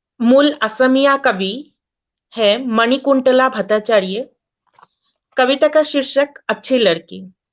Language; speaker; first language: Hindi; non-native, local second language; Assamese